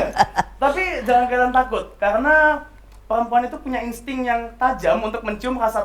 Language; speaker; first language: Indonesian; native; Indonesian